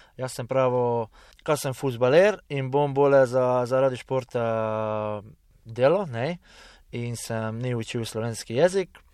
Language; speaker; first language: Slovenian; early bilingual, heritage; Hungarian